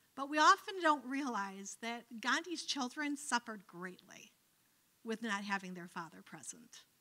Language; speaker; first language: English; native; English